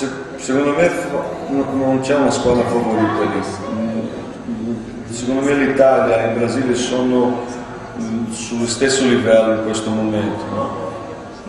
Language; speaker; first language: Italian; non-native, fluent; Portuguese